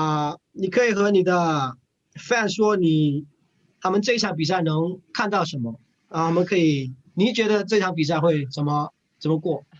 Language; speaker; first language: Chinese; non-native, fluent; English